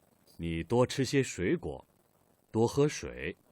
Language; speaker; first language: Chinese; non-native, learner; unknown